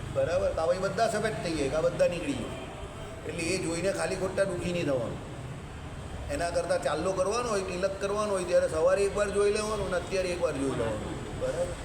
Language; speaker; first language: Gujarati; native; Gujarati